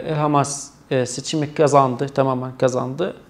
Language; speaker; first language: Turkish; non-native, fluent; Arabic